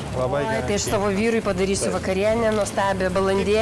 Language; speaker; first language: Lithuanian; native; Lithuanian